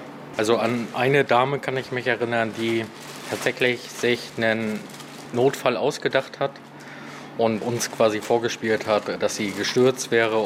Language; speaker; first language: German; native; German